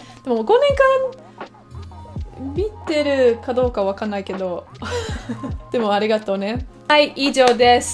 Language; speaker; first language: Japanese; non-native, learner; English